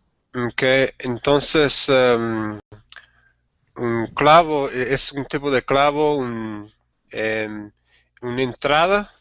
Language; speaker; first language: Spanish; non-native, learner; English